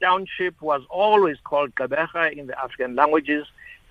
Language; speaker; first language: English; non-native, local second language; Xhosa